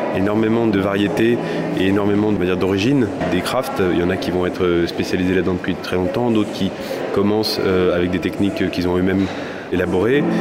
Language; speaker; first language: French; native; French